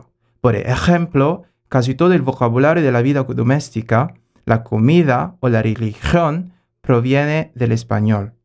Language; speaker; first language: Spanish; non-native, learner; German